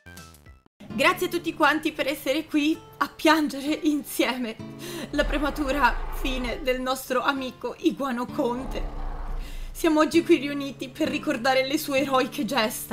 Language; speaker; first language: Italian; native; Italian